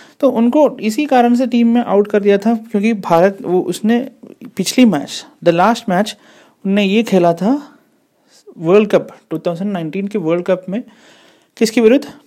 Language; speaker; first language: Hindi; non-native, local second language; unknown